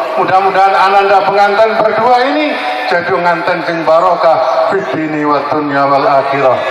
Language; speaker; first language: Indonesian; non-native, local second language; Javanese